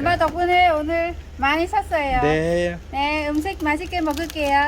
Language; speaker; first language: Korean; non-native, learner; Vietnamese